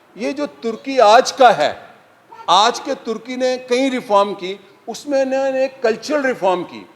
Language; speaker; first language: Urdu; native; Urdu